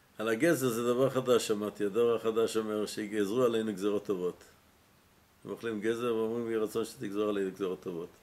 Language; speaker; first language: Hebrew; native; Hebrew